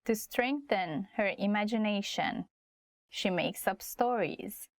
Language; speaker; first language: English; non-native, fluent; Hungarian